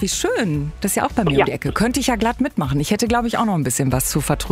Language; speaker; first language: German; native; German